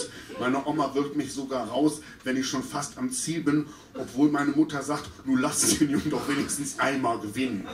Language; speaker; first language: German; native; German